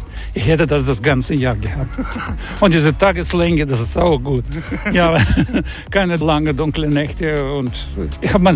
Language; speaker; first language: German; non-native, learner; Ukrainian